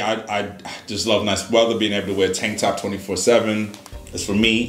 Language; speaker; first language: English; native; English